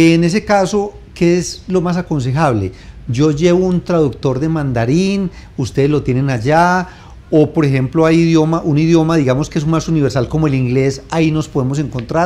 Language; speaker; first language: Spanish; native; Spanish